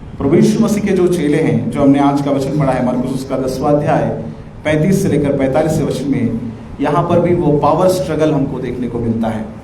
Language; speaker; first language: Hindi; non-native, local second language; Marathi